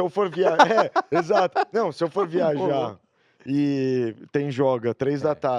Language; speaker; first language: Portuguese; native; Portuguese